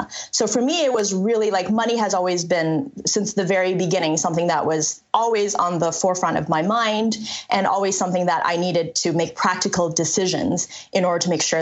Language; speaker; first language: English; early bilingual, other home language; Chinese